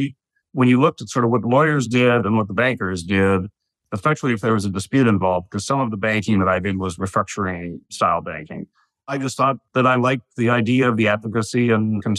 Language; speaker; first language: English; native; English